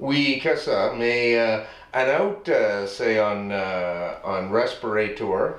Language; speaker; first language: French; non-native, learner; English